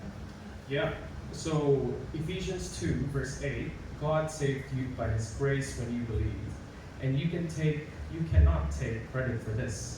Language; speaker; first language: English; non-native, fluent; Indonesian